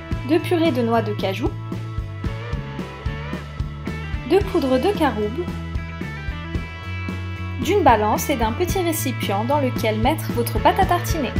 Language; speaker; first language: French; native; French